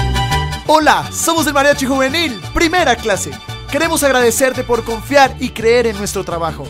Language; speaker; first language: Spanish; native; Spanish